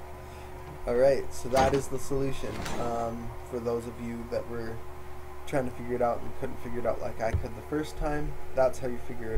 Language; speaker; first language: English; native; English